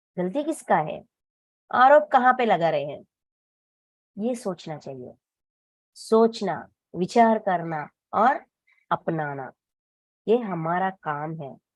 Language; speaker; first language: Hindi; non-native, local second language; Telugu